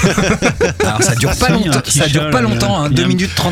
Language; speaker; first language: French; native; French